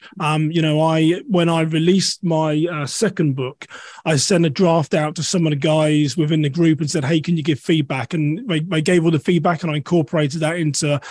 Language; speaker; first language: English; native; English